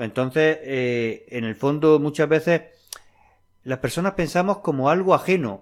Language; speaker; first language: Spanish; native; Spanish